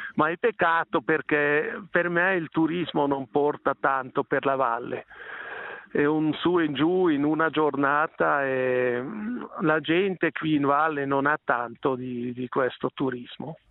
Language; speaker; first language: Italian; non-native, local second language; German